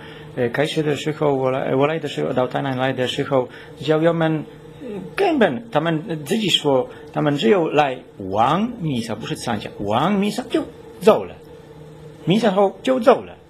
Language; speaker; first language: Chinese; non-native, learner; Polish